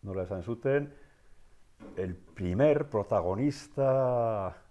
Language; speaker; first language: Spanish; non-native, local second language; Basque